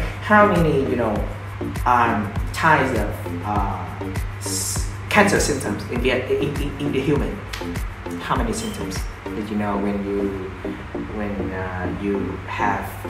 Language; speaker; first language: English; non-native, fluent; Vietnamese